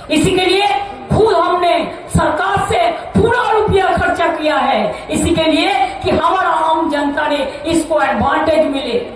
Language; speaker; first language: Hindi; non-native, local second language; Bangla